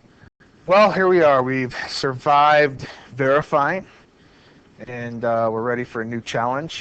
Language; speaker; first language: English; native; English